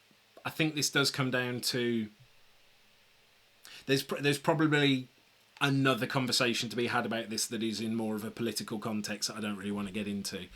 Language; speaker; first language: English; native; English